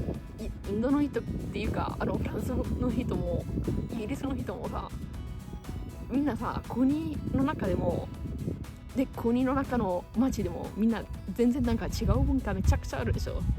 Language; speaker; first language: Japanese; non-native, fluent; Italian